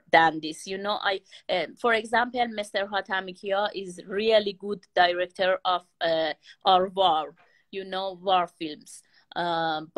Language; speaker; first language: English; non-native, learner; Persian